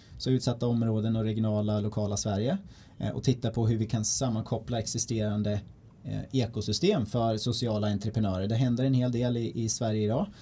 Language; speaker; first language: Swedish; native; Swedish